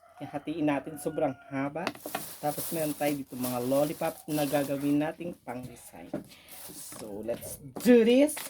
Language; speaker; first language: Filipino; native; Filipino